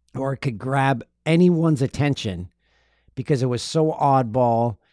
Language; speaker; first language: English; native; English